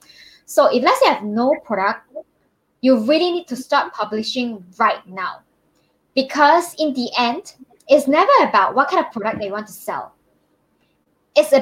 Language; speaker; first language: English; non-native, local second language; Chinese